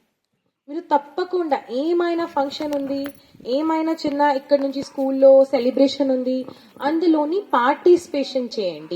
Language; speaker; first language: Telugu; non-native, learner; Hindi